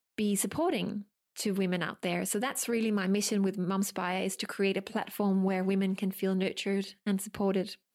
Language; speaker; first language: English; non-native, fluent; Danish